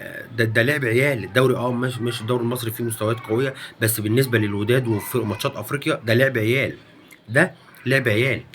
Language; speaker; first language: Arabic; native; Arabic